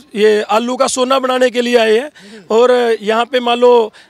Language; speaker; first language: Hindi; native; Hindi